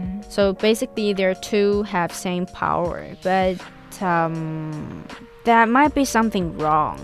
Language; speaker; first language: English; non-native, fluent; Chinese